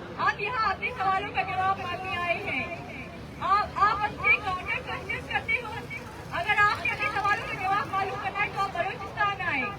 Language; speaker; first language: Urdu; non-native, local second language; Baluchi